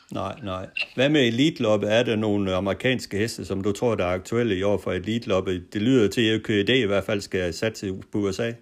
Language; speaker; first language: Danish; native; Danish